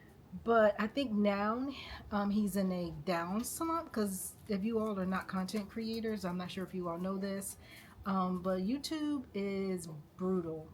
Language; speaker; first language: English; native; English